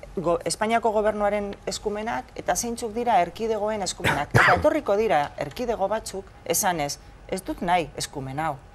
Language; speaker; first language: Basque; non-native, local second language; Spanish